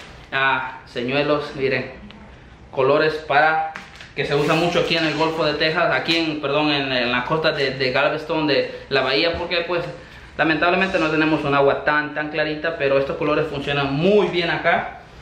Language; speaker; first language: Spanish; native; Spanish